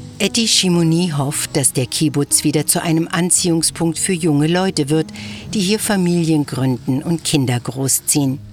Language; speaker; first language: German; native; German